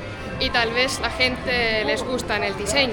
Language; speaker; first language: Spanish; non-native, fluent; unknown